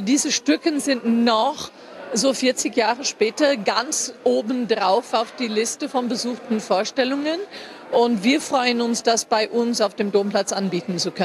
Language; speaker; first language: German; non-native, fluent; English